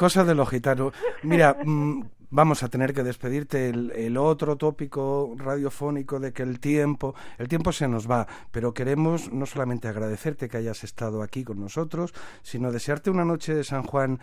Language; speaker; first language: Spanish; native; Spanish